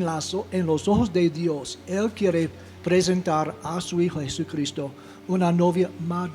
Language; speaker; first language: Spanish; non-native, fluent; English